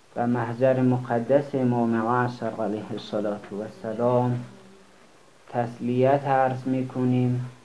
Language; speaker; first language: Persian; native; Persian